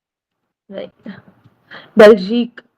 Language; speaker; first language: French; non-native, learner; Hindi